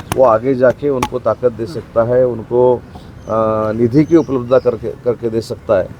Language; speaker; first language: Hindi; non-native, local second language; Marathi